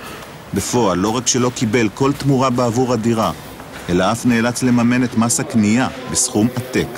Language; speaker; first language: Hebrew; native; Hebrew